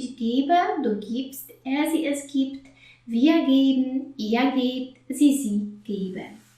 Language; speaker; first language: German; non-native, fluent; Polish